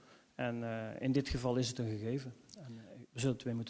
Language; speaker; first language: Dutch; native; Dutch